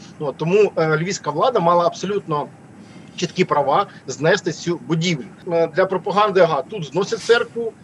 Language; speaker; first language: Ukrainian; native; Ukrainian